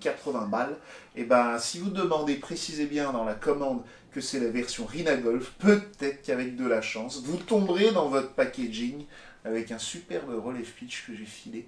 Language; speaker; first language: French; native; French